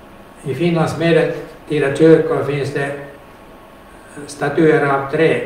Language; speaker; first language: Swedish; non-native, local second language; Finnish